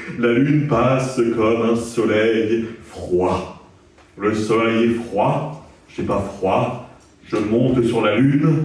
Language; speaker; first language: French; native; French